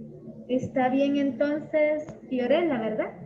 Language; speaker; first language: Spanish; native; Spanish